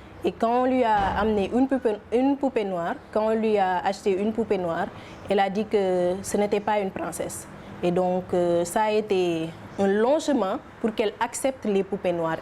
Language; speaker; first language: French; non-native, local second language; Wolof